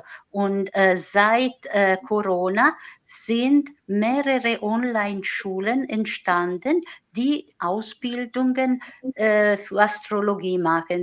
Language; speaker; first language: German; non-native, fluent; Italian